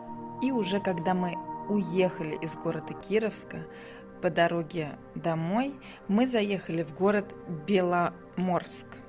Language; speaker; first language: Russian; native; Russian